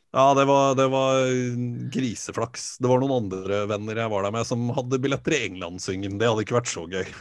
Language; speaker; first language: Norwegian; native; Norwegian